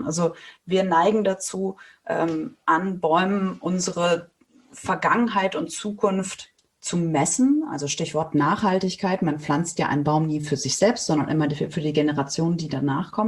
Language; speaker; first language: German; native; German